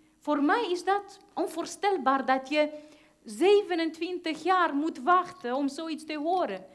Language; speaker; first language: Dutch; non-native, fluent; Hungarian